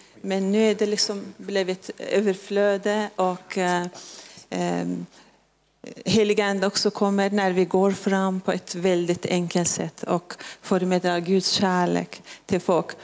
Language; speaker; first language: Swedish; non-native, local second language; Persian